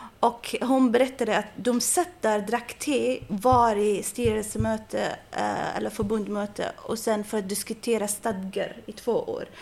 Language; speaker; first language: Swedish; non-native, fluent; Arabic